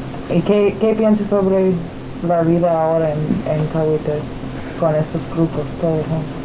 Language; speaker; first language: Spanish; non-native, learner; English